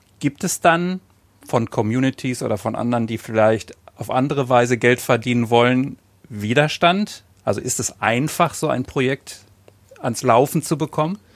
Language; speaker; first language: German; native; German